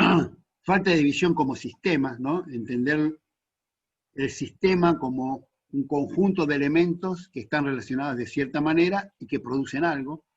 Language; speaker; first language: Spanish; native; Spanish